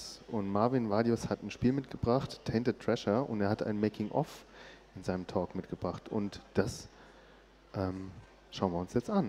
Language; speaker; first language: German; native; German